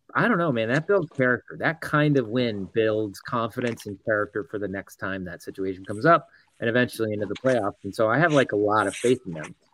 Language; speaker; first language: English; native; English